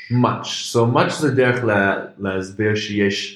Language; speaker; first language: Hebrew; non-native, fluent; English